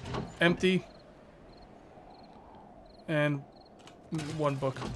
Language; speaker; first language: English; native; English